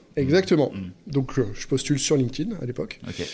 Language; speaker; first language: French; native; French